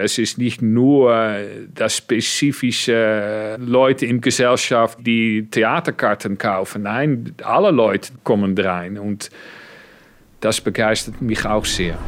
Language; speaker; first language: German; non-native, fluent; Dutch